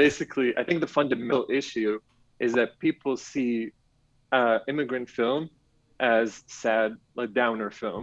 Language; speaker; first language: English; non-native, fluent; Arabic